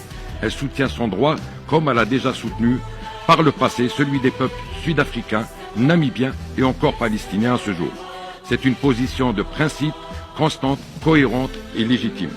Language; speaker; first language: French; non-native, local second language; Arabic